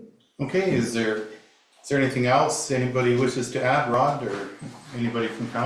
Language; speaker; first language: English; native; English